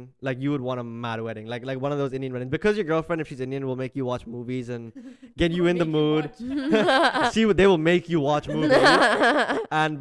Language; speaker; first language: English; non-native, local second language; Hindi